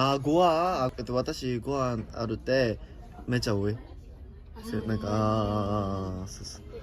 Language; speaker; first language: Japanese; non-native, learner; Korean